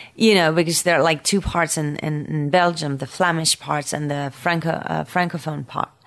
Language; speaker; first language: English; non-native, fluent; French